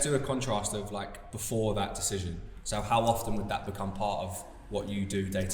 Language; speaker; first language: English; native; English